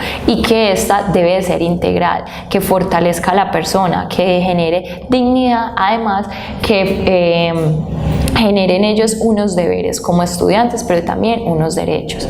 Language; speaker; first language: Spanish; native; Spanish